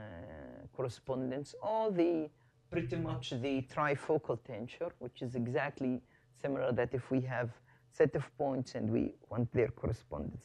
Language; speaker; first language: English; non-native, fluent; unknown